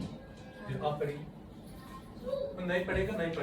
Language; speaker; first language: Hindi; non-native, local second language; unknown